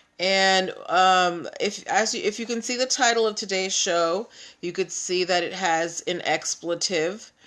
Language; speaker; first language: English; native; English